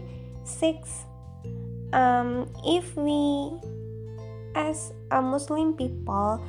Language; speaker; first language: English; non-native, learner; Indonesian